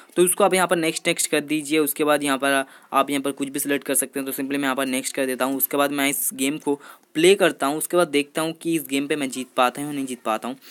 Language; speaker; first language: Hindi; non-native, local second language; Bangla